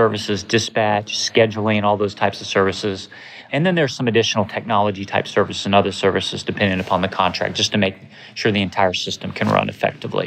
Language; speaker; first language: English; native; English